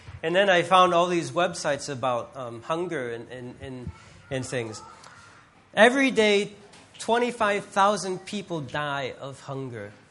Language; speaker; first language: English; native; English